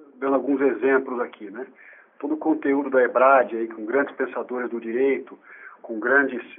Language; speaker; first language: Portuguese; native; Portuguese